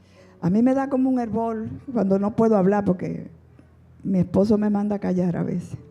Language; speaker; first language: Spanish; native; Spanish